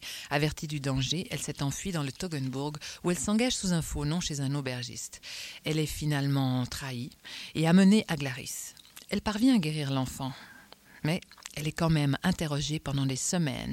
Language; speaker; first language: French; native; French